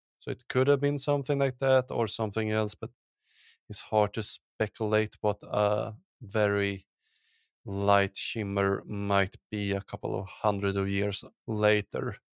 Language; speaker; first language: English; non-native, fluent; Swedish